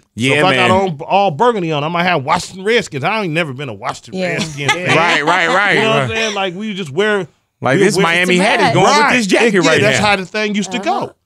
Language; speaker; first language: English; native; English